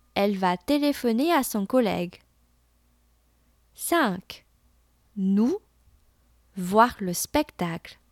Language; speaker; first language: French; non-native, fluent; Chinese